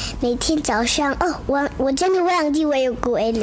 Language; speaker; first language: Chinese; early bilingual, heritage; Chinese